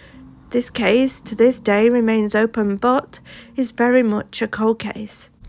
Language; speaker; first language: English; native; English